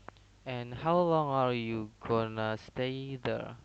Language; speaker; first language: English; non-native, learner; Indonesian